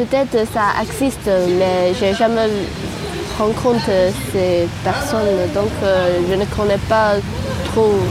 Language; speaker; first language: French; non-native, learner; Chinese